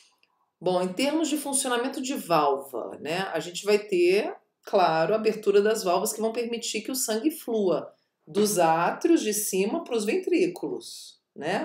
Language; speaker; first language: Portuguese; native; Portuguese